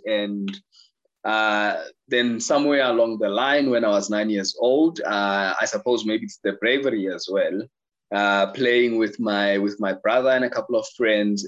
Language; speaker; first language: English; non-native, local second language; Zulu